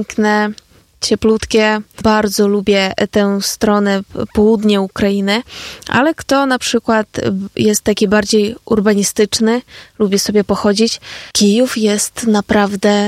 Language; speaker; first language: Polish; non-native, fluent; Ukrainian